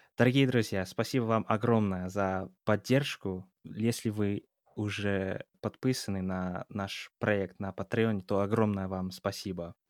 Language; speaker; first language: Russian; non-native, fluent; English